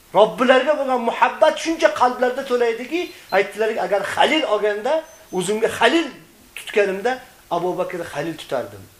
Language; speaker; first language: Uzbek; native; Uzbek